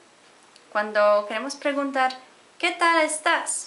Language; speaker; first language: Spanish; non-native, fluent; Polish